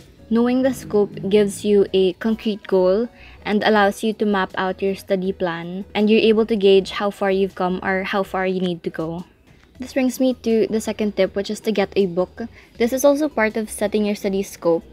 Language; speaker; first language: English; non-native, local second language; Filipino